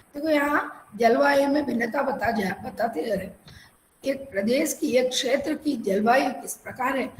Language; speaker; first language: Hindi; non-native, local second language; Telugu